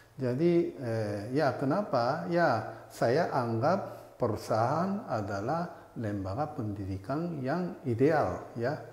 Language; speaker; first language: Indonesian; non-native, fluent; Japanese